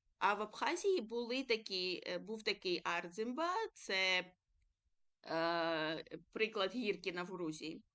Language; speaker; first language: Ukrainian; early bilingual, other home language; Georgian